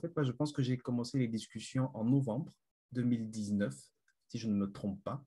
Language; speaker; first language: French; non-native, local second language; Lingala